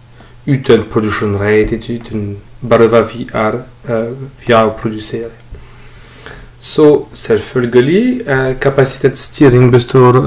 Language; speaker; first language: Norwegian; non-native, fluent; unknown